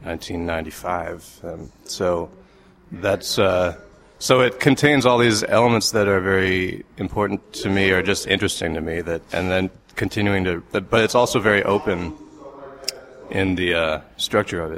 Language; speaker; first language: English; native; English